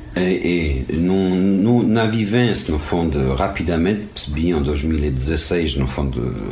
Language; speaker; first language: Portuguese; non-native, fluent; French